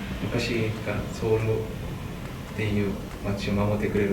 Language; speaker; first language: Japanese; non-native, fluent; Korean